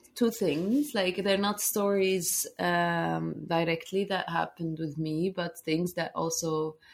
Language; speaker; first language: English; non-native, fluent; Arabic